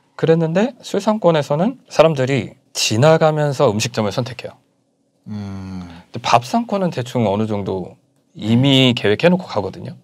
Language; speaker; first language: Korean; native; Korean